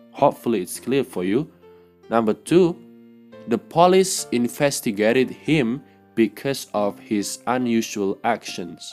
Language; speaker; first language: English; non-native, fluent; Indonesian